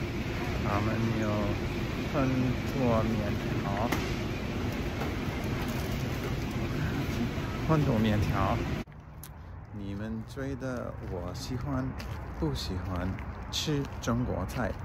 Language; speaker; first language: Chinese; non-native, learner; English